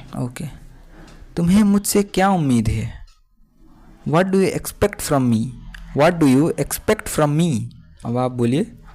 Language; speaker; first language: Hindi; native; Hindi